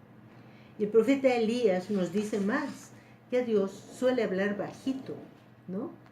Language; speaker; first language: Spanish; native; Spanish